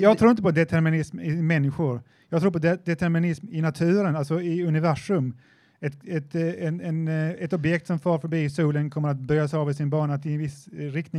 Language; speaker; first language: Swedish; native; Swedish